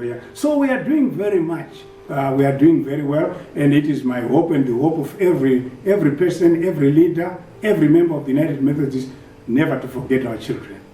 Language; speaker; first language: English; non-native, local second language; Shona